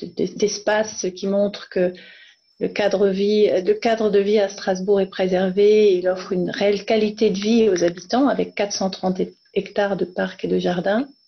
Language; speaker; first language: French; native; French